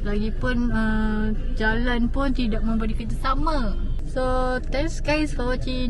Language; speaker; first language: Malay; native; Malay